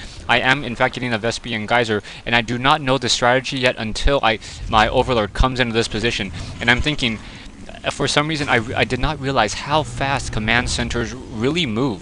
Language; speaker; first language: English; native; English